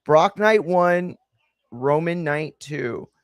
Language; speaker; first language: English; native; English